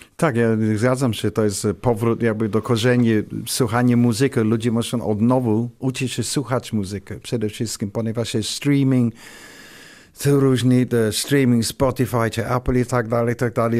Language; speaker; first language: Polish; non-native, learner; English